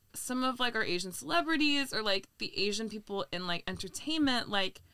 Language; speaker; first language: English; native; English